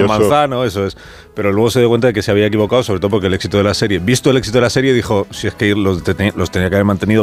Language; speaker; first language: Spanish; native; Spanish